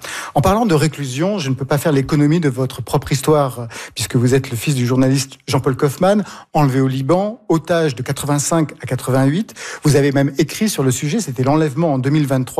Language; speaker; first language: French; native; French